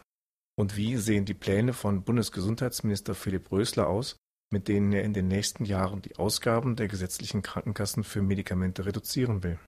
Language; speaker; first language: German; native; German